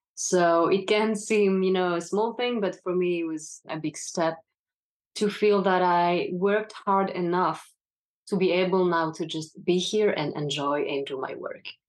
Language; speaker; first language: English; non-native, fluent; French